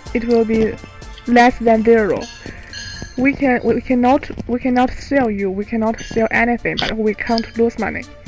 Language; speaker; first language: English; non-native, learner; Chinese